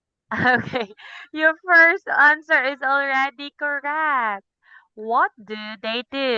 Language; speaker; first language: English; non-native, local second language; Cebuano